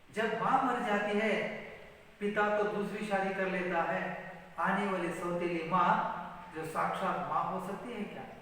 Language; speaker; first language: Hindi; non-native, local second language; Kannada